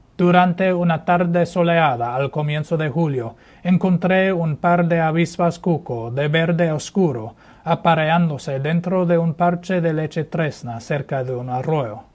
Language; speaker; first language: Spanish; non-native, fluent; English